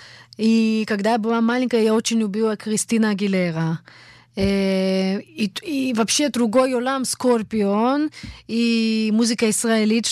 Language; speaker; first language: Russian; early bilingual, heritage; Hebrew